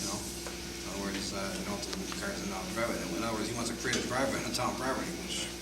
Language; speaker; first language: English; native; English